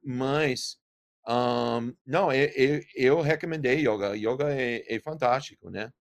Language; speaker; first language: Portuguese; non-native, learner; English